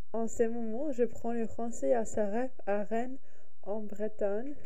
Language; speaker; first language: French; non-native, learner; English